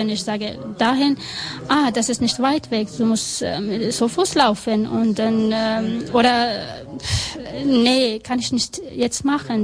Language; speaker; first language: German; non-native, learner; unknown